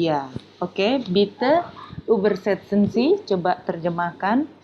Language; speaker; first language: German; non-native, learner; Indonesian